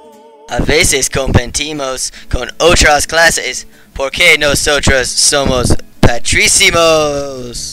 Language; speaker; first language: Spanish; non-native, learner; English